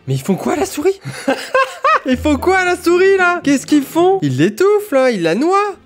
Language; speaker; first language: French; native; French